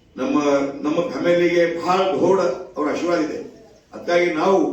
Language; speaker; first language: Kannada; non-native, local second language; Lambadi